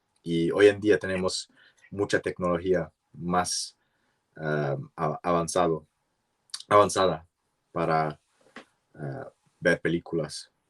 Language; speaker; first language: Spanish; non-native, learner; English